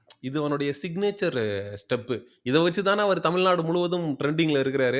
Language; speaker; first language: Tamil; native; Tamil